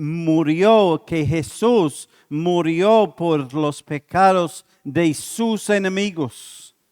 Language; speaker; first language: Spanish; non-native, fluent; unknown